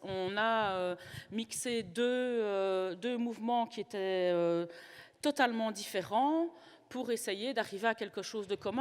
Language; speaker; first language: French; native; French